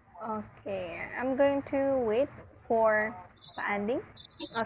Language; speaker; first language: English; non-native, fluent; Indonesian